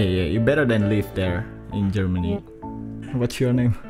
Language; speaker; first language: English; non-native, fluent; Indonesian